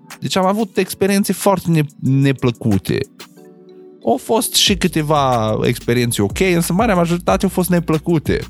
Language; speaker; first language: Romanian; non-native, local second language; Hungarian